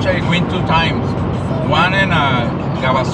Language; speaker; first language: English; non-native, learner; Spanish